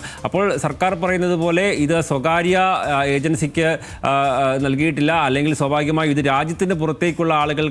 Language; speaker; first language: Malayalam; native; Malayalam